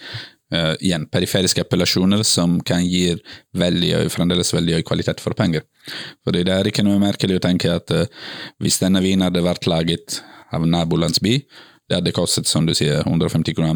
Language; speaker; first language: Norwegian; non-native, fluent; Italian